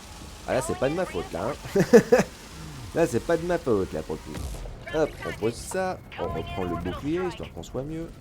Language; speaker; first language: French; native; French